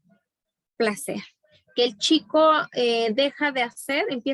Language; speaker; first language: Spanish; native; Spanish